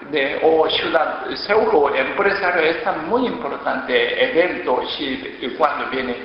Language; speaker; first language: Spanish; non-native, learner; Korean